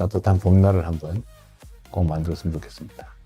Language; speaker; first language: Korean; native; Korean